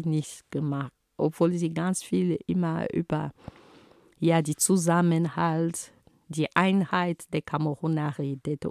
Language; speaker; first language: German; non-native, fluent; Ghomala